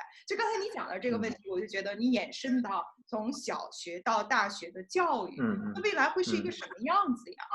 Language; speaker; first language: Chinese; native; Chinese